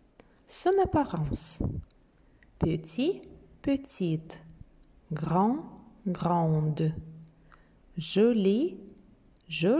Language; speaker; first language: French; non-native, fluent; Russian